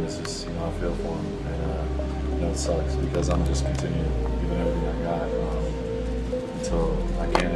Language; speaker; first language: English; native; English